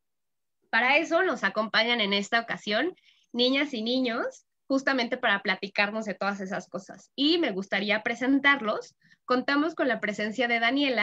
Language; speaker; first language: Spanish; native; Spanish